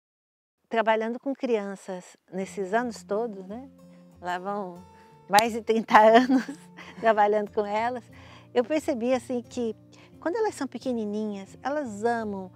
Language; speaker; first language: Portuguese; native; Portuguese